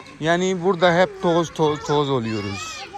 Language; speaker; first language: Turkish; non-native, learner; Punjabi